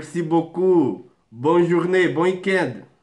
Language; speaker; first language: French; non-native, learner; Portuguese